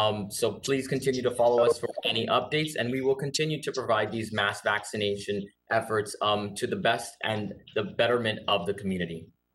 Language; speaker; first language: English; early bilingual, other home language; Spanish